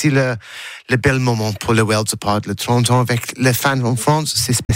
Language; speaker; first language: French; non-native, learner; English